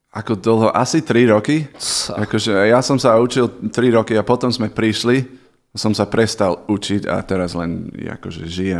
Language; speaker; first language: Slovak; non-native, fluent; English